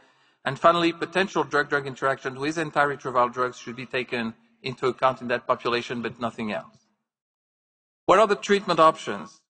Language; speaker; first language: English; non-native, fluent; French